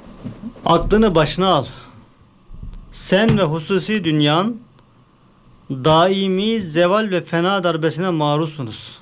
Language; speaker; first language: Turkish; native; Turkish